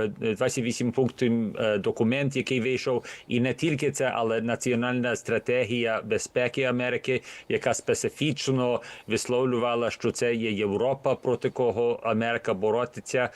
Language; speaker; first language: Ukrainian; early bilingual, heritage; Ukrainian